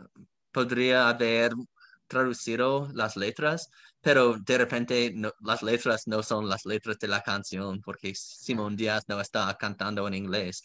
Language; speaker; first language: Spanish; non-native, fluent; English